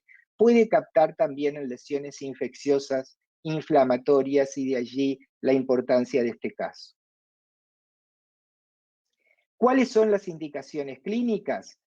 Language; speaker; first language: Spanish; native; Spanish